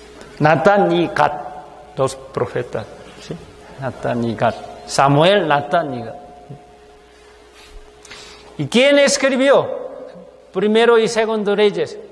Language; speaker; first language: Spanish; non-native, fluent; Korean